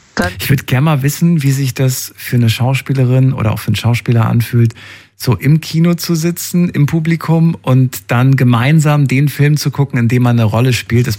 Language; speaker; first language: German; native; German